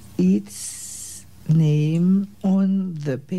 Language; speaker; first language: English; non-native, learner; French